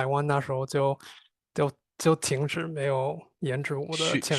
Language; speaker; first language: Chinese; non-native, fluent; English